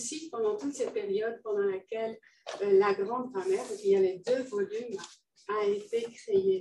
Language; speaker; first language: French; non-native, fluent; Dutch